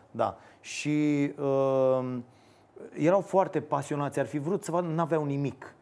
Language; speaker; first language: Romanian; native; Romanian